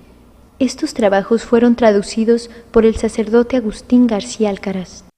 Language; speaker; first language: Spanish; native; Spanish